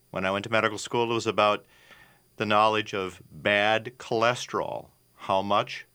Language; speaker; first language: English; native; English